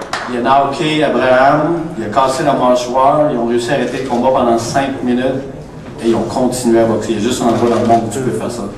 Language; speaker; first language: French; native; French